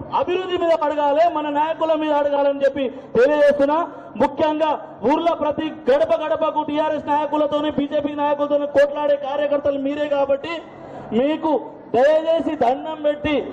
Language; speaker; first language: Telugu; non-native, local second language; Lambadi